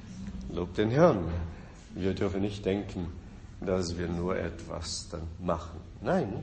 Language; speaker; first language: German; non-native, fluent; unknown